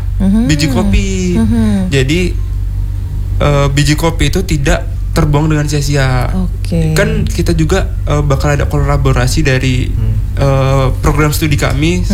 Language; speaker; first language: Indonesian; native; Indonesian